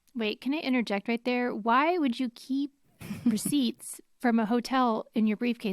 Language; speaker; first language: English; native; English